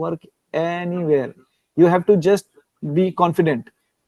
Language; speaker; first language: English; non-native, learner; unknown